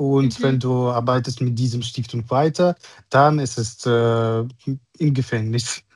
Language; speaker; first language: German; non-native, learner; Russian